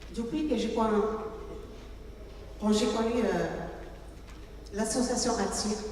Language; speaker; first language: French; non-native, local second language; Arabic